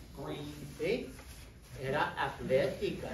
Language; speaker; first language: Spanish; non-native, fluent; English